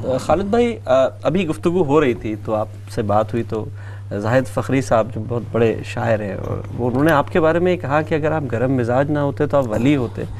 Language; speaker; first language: Urdu; native; Urdu